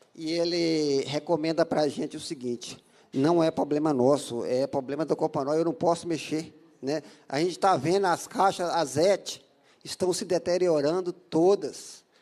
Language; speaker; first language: Portuguese; native; Portuguese